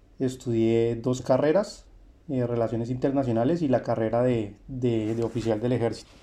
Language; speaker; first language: Spanish; native; Spanish